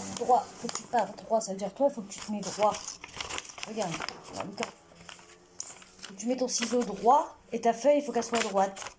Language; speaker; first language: French; native; French